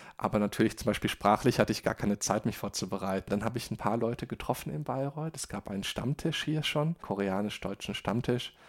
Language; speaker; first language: German; native; German